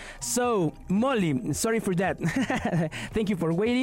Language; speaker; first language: English; non-native, fluent; Spanish